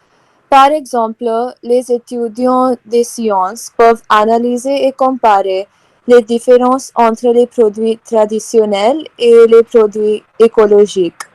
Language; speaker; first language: French; non-native, learner; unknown